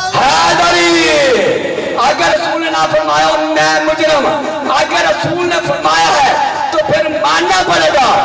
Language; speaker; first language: Urdu; non-native, local second language; Punjabi